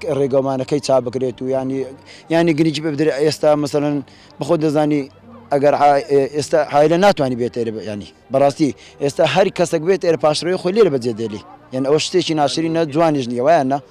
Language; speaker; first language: Central Kurdish; native; Central Kurdish